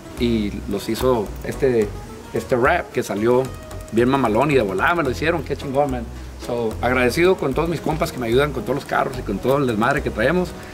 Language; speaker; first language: Spanish; early bilingual, heritage; Spanish